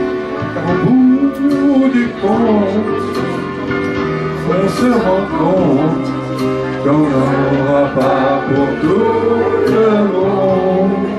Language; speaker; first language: French; native; French